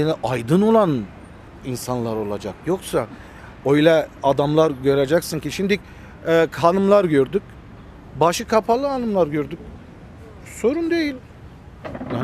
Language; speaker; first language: Turkish; early bilingual, heritage; Armenian